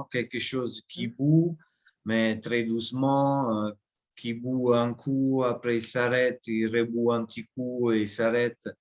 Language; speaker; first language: French; non-native, fluent; Italian